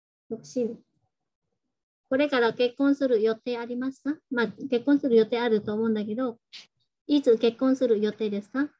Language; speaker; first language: Japanese; non-native, fluent; Vietnamese